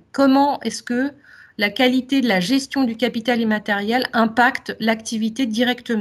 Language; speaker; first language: French; native; French